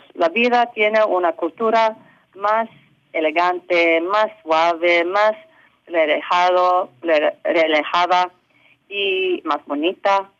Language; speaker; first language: Spanish; early bilingual, heritage; English